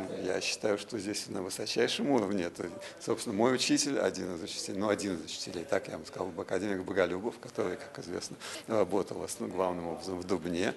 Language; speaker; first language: Russian; native; Russian